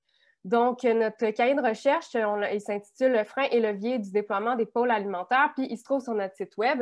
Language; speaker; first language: French; native; French